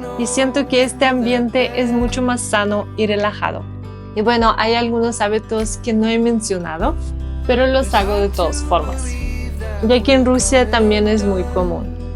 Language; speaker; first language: Spanish; non-native, fluent; Russian